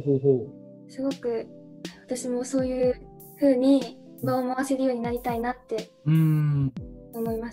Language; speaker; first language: Japanese; native; Japanese